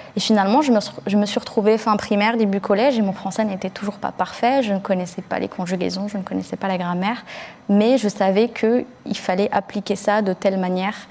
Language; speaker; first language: French; early bilingual, other home language; Arabic